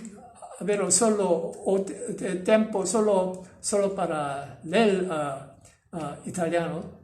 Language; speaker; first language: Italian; non-native, learner; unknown